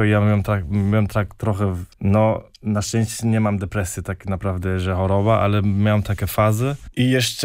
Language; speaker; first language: Polish; early bilingual, heritage; Polish